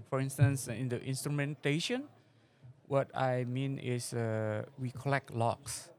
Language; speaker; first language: English; non-native, fluent; Indonesian